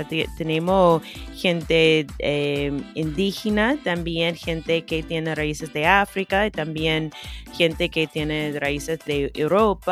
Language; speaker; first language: Spanish; non-native, fluent; English